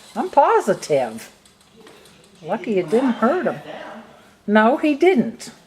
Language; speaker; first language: English; native; English